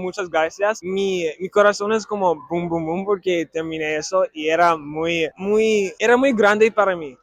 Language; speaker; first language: Spanish; non-native, learner; English